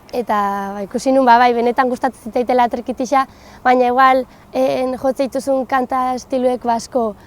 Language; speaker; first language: Basque; native; Basque